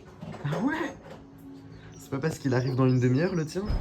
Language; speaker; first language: French; native; French